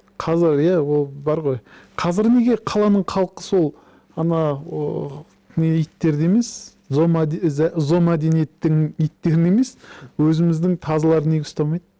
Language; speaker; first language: Kazakh; early bilingual, heritage; Kazakh